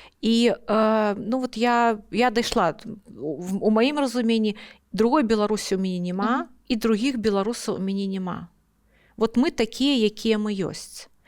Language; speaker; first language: Belarusian; non-native, local second language; Russian